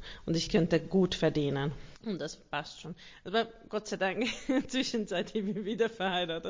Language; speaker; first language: German; non-native, learner; Hungarian